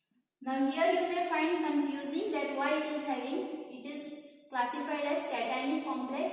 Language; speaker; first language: English; non-native, local second language; Marathi